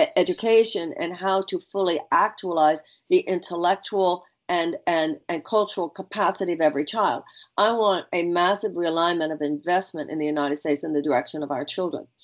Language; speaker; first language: English; native; English